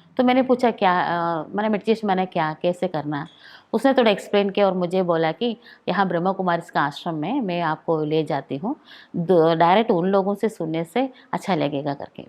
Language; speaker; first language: Hindi; non-native, local second language; Malayalam